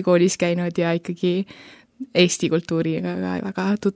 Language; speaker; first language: Estonian; early bilingual, heritage; Estonian